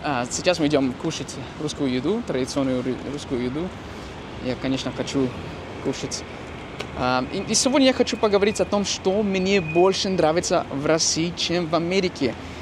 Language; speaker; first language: Russian; non-native, fluent; English